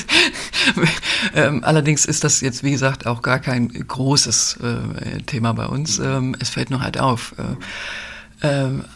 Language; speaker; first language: German; native; German